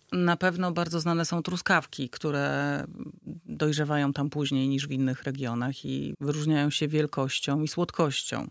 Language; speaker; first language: Polish; native; Polish